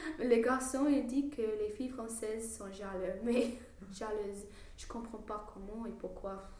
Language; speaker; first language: French; non-native, learner; English